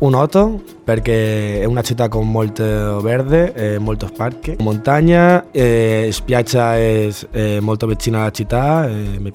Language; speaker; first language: Italian; non-native, learner; Spanish